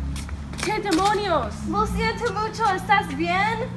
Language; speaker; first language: Spanish; non-native, learner; English